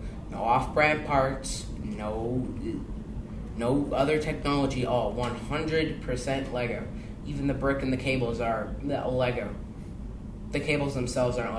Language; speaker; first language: English; native; English